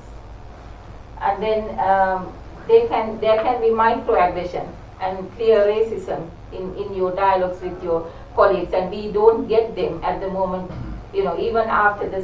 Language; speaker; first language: English; non-native, local second language; Sinhala